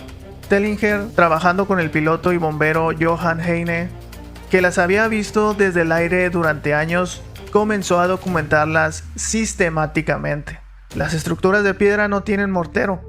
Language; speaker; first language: Spanish; native; Spanish